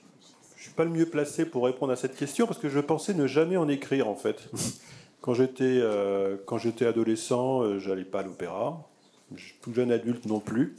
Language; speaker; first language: French; native; French